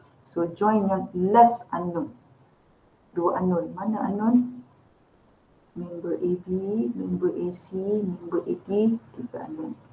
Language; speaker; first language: English; non-native, local second language; Malay